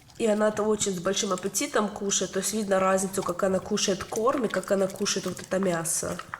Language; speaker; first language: Russian; native; Russian